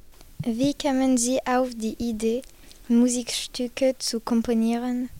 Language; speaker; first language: German; non-native, learner; French